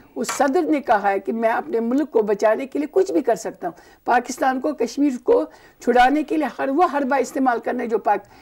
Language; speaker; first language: Urdu; non-native, local second language; Kashmiri